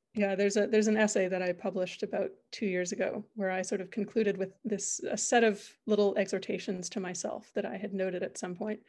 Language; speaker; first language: English; native; English